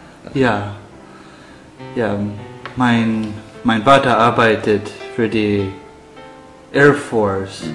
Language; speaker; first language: German; non-native, learner; English